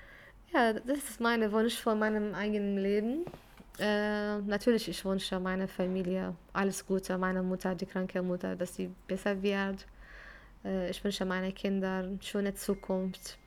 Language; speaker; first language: German; non-native, fluent; Arabic